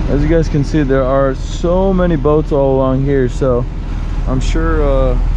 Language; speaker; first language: English; native; English